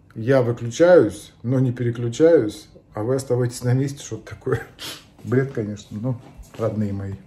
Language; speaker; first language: Russian; native; Russian